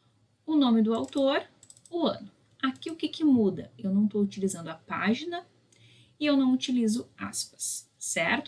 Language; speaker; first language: Portuguese; native; Portuguese